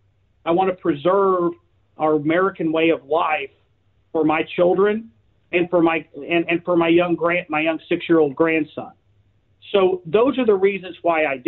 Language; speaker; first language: English; native; English